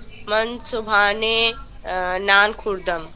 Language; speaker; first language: Persian; non-native, learner; Urdu